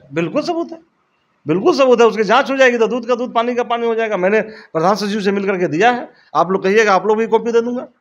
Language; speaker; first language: Hindi; native; Hindi